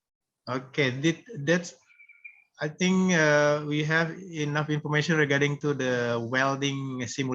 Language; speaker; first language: English; non-native, fluent; Indonesian